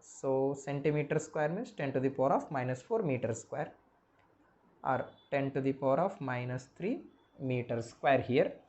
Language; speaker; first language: English; non-native, local second language; Kannada